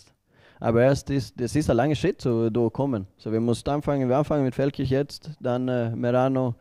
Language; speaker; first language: German; non-native, learner; Swedish